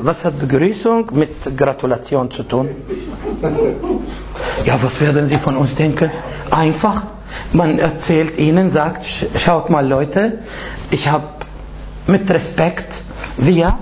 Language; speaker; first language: German; non-native, fluent; Arabic